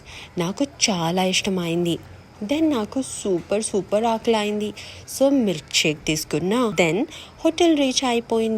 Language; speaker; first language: Telugu; non-native, learner; Kannada